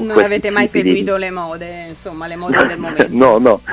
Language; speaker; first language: Italian; native; Italian